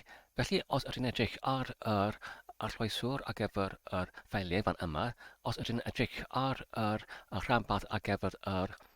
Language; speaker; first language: Welsh; non-native, learner; English